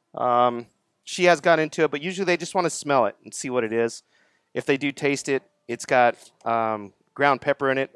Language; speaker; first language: English; native; English